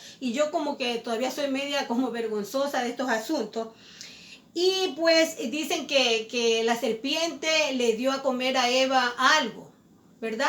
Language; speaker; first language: Spanish; native; Spanish